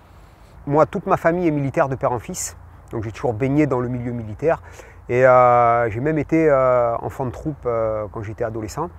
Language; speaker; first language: French; native; French